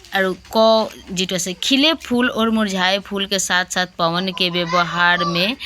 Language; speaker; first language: Hindi; non-native, local second language; Assamese